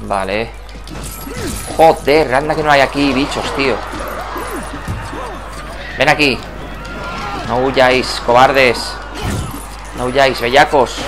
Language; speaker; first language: Spanish; native; Spanish